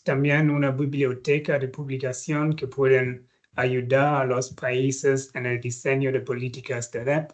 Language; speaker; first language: Spanish; non-native, fluent; German